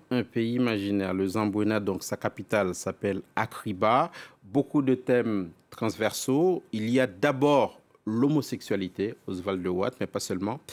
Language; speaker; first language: French; native; French